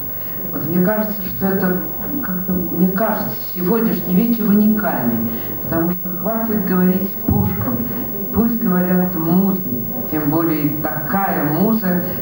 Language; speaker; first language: Russian; native; Russian